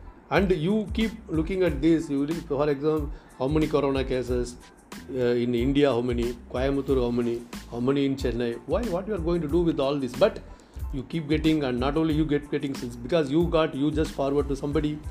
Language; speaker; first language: English; non-native, local second language; Tamil